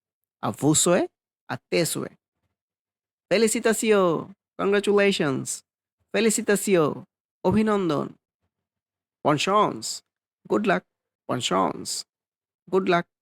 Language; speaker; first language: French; non-native, fluent; Bangla